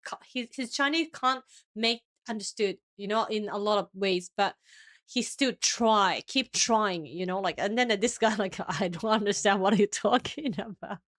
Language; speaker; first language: English; non-native, fluent; Japanese